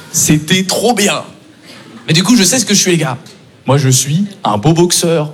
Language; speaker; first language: French; native; French